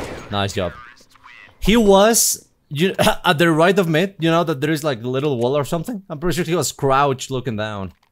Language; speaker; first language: English; non-native, fluent; Spanish